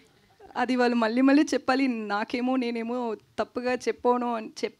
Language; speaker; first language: Telugu; non-native, learner; Tamil